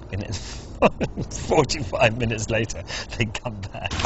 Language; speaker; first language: English; native; English